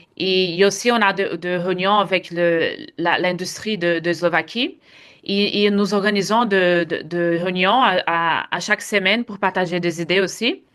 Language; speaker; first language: French; non-native, fluent; Portuguese